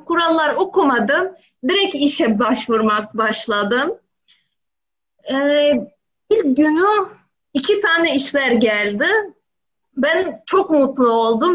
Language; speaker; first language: Turkish; non-native, learner; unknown